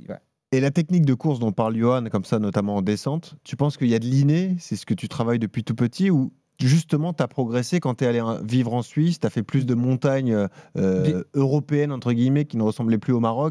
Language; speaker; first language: French; native; French